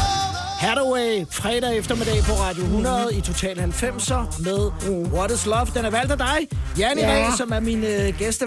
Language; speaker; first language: Danish; native; Danish